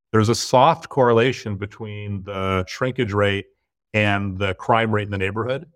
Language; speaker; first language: English; native; English